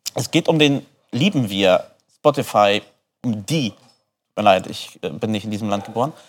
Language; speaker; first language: German; early bilingual, other home language; Polish